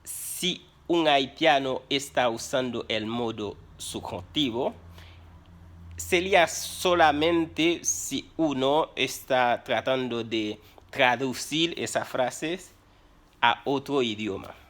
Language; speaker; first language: Spanish; non-native, fluent; Haitian Creole